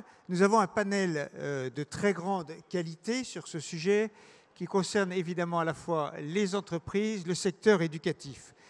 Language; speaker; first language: French; native; French